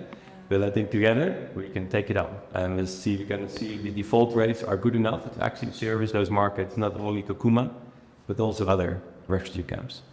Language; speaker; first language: English; non-native, fluent; Dutch